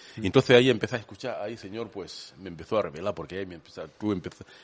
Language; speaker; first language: Spanish; non-native, fluent; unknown